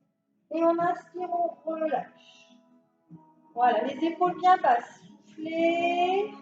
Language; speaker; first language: French; native; French